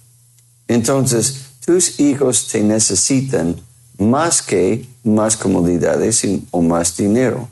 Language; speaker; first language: Spanish; non-native, fluent; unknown